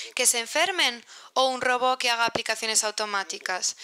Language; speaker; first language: Spanish; non-native, fluent; Persian